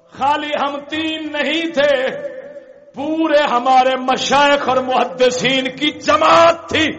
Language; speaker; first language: Urdu; non-native, local second language; Punjabi